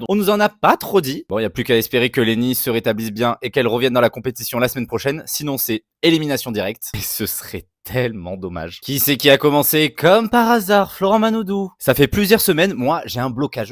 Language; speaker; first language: French; native; French